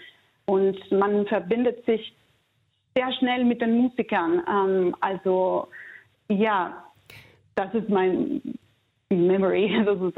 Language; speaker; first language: German; non-native, fluent; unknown